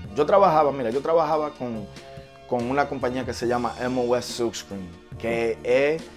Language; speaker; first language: Spanish; early bilingual, heritage; Spanish